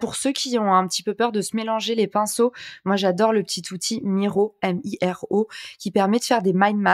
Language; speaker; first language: French; native; French